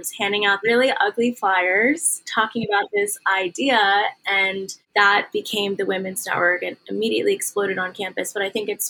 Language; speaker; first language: English; native; English